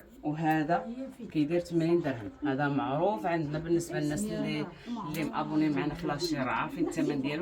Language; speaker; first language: Arabic; native; Arabic